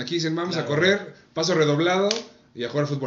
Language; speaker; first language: Spanish; native; Spanish